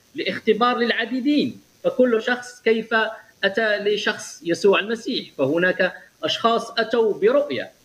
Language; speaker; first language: Arabic; native; Arabic